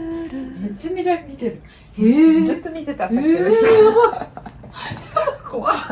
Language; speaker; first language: Japanese; non-native, fluent; Russian